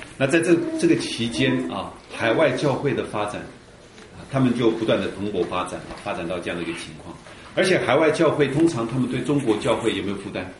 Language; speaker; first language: Chinese; early bilingual, heritage; Chinese